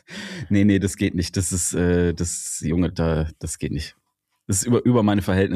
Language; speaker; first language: German; native; German